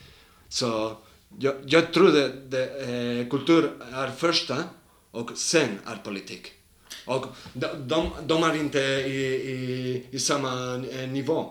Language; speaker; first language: Swedish; non-native, learner; Basque